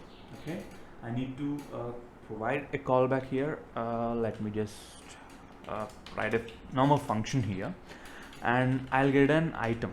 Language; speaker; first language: English; non-native, local second language; Telugu